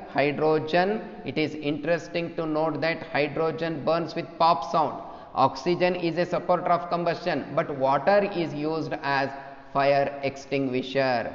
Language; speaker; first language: English; non-native, local second language; Kannada